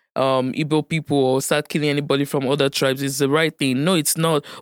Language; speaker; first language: English; non-native, local second language; Yoruba